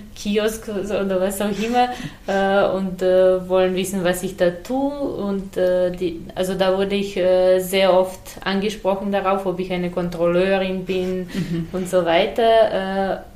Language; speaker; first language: German; non-native, fluent; Serbian